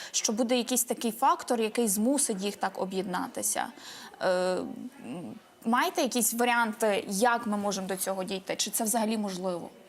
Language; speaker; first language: Ukrainian; native; Ukrainian